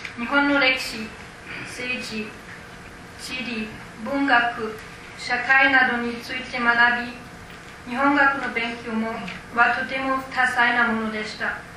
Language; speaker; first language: Japanese; non-native, fluent; German